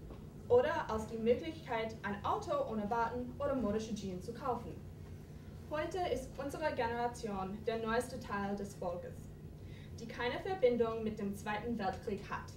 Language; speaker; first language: German; non-native, fluent; English